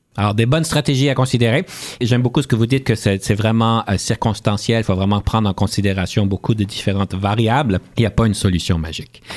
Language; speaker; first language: French; native; French